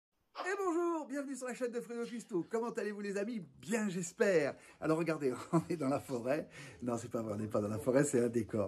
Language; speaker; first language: French; native; French